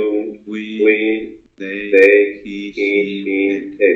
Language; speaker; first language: English; non-native, learner; Spanish